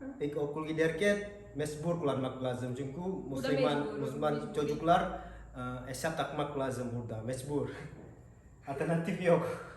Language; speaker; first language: Turkish; non-native, learner; Indonesian